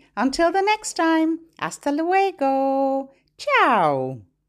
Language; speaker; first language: English; native; English